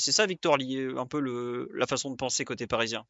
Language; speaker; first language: French; native; French